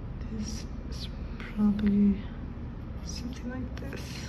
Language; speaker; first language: English; early bilingual, other home language; Spanish